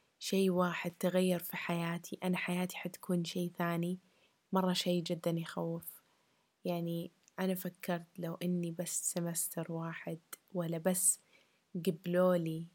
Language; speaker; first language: Arabic; early bilingual, heritage; Arabic